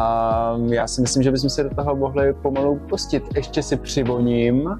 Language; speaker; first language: Czech; native; Czech